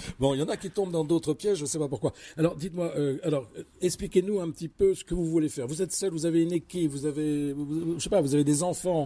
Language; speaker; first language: French; native; French